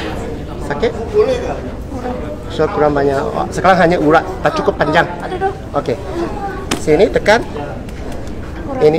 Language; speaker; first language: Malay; non-native, local second language; Cantonese